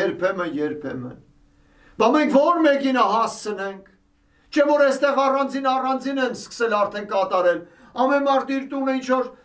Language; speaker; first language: Armenian; native; Armenian